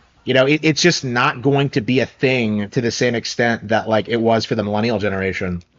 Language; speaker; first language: English; native; English